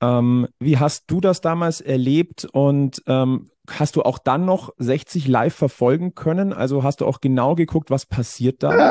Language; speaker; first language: German; native; German